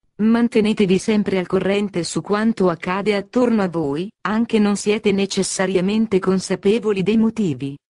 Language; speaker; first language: Italian; native; Italian